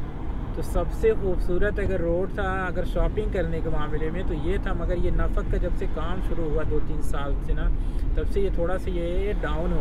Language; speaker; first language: Hindi; native; Hindi